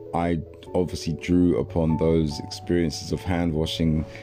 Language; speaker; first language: English; native; English